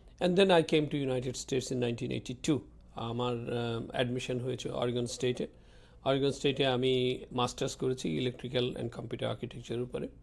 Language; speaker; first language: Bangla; early bilingual, other home language; Urdu